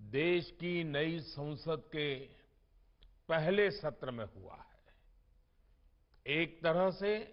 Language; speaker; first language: Hindi; non-native, local second language; Gujarati